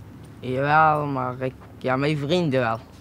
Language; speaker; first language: Dutch; early bilingual, other home language; Arabic